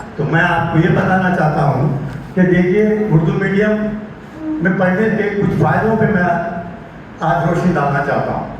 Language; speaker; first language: Urdu; native; Urdu